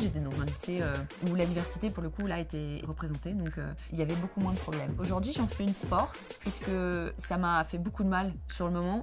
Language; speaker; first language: French; native; French